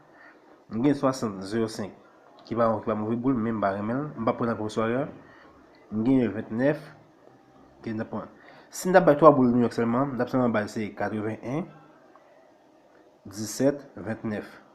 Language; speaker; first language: French; non-native, local second language; Haitian Creole